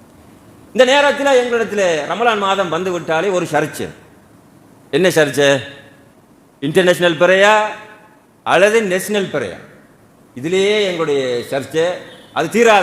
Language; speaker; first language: Tamil; native; Tamil